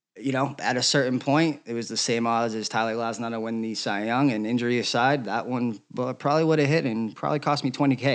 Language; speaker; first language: English; native; English